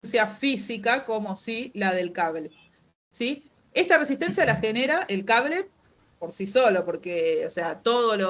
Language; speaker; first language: Spanish; native; Spanish